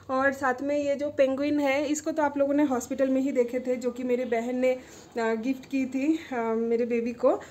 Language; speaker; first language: Hindi; non-native, local second language; Bangla